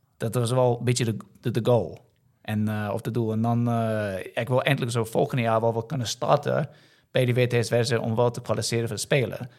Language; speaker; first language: Dutch; non-native, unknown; English